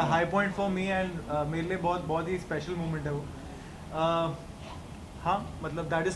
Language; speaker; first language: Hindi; native; Hindi